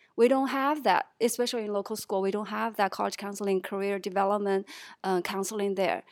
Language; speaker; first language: English; non-native, fluent; Chinese